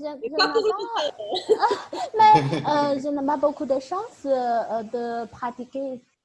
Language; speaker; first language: French; non-native, learner; Chinese